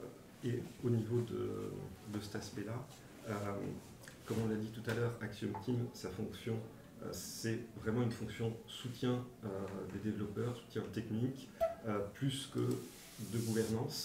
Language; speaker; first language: French; native; French